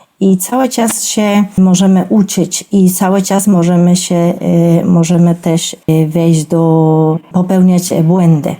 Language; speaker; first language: Polish; non-native, fluent; Spanish